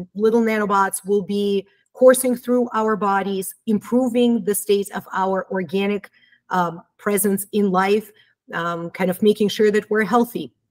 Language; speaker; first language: English; early bilingual, other home language; Romanian